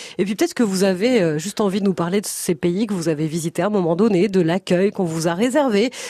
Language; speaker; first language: French; native; French